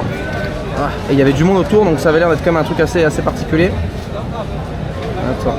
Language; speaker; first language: French; native; French